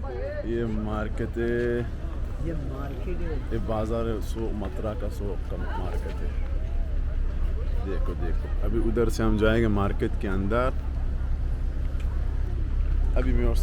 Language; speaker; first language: Hindi; non-native, local second language; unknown